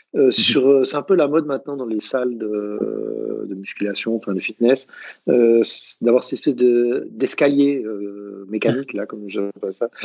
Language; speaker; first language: French; native; French